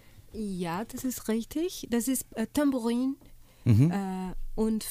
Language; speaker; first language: German; non-native, fluent; Portuguese